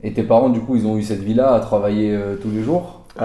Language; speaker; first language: French; native; French